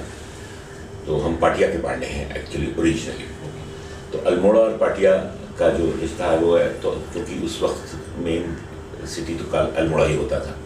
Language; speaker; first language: Hindi; native; Hindi